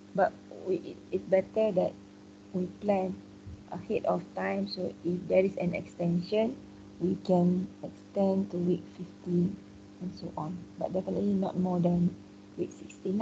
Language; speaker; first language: English; non-native, local second language; Malay